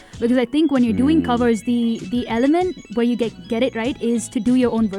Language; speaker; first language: English; non-native, local second language; Tamil